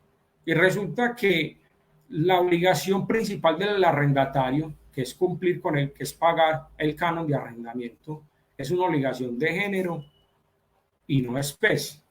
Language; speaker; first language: Spanish; native; Spanish